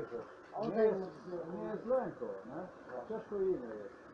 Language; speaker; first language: Polish; non-native, learner; Slovenian